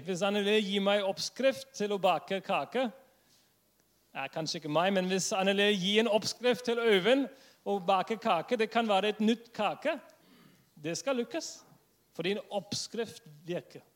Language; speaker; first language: Norwegian; non-native, fluent; English